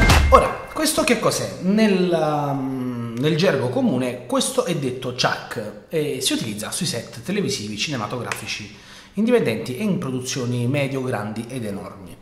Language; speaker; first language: Italian; native; Italian